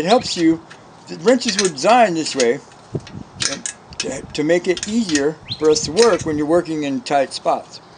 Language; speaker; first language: English; native; English